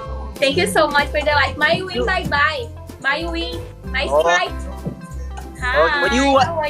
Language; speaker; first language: English; non-native, learner; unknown